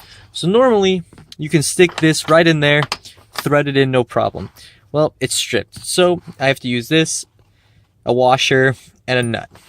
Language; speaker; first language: English; native; English